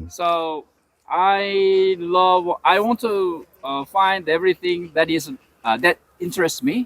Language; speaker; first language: English; non-native, learner; Korean